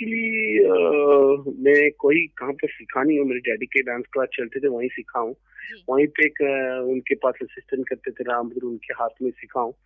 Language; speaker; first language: Hindi; non-native, local second language; Tamil